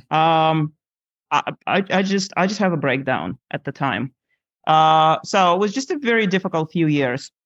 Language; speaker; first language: English; non-native, fluent; Lithuanian